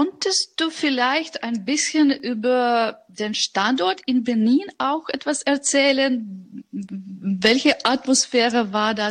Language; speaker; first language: German; non-native, fluent; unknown